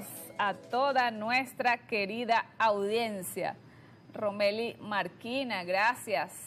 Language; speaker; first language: Spanish; native; Spanish